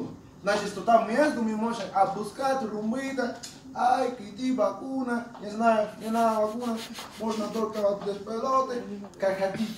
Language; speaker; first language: Russian; non-native, fluent; Spanish